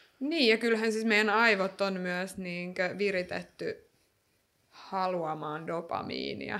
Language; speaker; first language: Finnish; native; Finnish